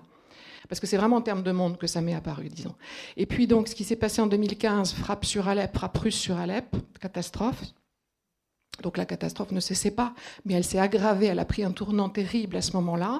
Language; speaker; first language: French; native; French